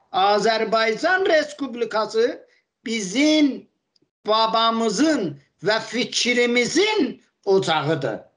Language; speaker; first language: Azerbaijani; native; Azerbaijani